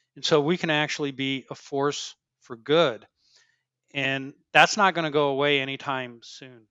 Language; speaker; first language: English; native; English